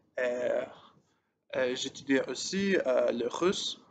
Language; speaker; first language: French; non-native, learner; English